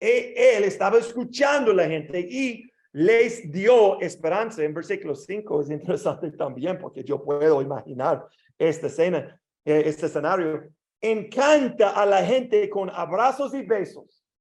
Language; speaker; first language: Spanish; non-native, learner; English